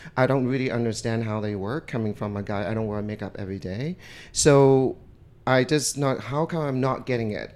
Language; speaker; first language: English; non-native, fluent; Vietnamese